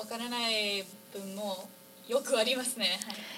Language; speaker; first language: Japanese; non-native, fluent; English